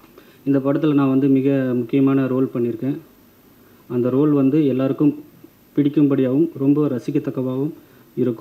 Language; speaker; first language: Tamil; native; Tamil